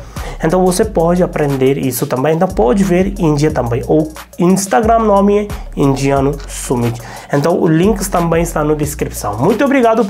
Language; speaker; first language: Portuguese; non-native, learner; Hindi